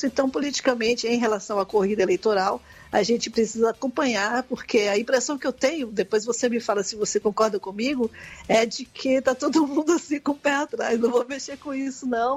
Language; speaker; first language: Portuguese; native; Portuguese